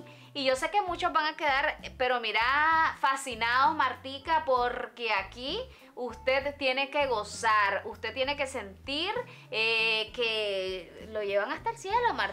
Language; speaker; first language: Spanish; native; Spanish